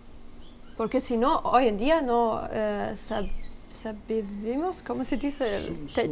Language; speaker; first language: Spanish; non-native, learner; French